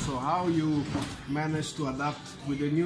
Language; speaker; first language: English; non-native, fluent; Italian